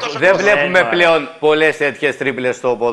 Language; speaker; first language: Greek; native; Greek